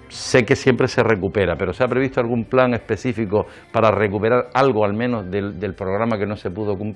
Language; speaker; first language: Spanish; native; Spanish